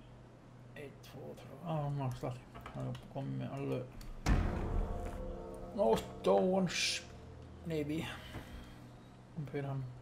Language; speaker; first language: Icelandic; non-native, learner; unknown